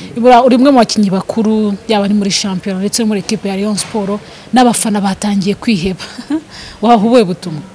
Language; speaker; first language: Kinyarwanda; native; Kinyarwanda